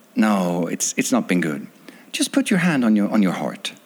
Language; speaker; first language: English; non-native, fluent; Swedish